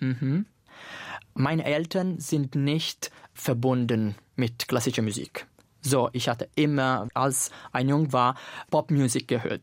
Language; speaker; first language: German; non-native, fluent; Italian